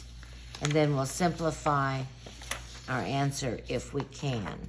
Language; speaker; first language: English; native; English